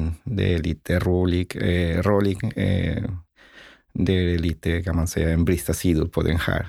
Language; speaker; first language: Swedish; non-native, learner; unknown